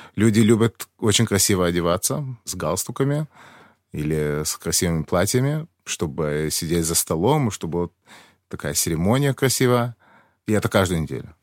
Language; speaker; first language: Russian; early bilingual, heritage; Russian